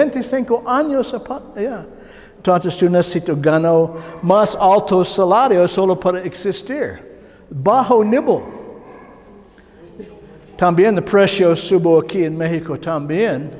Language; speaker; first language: Spanish; non-native, learner; English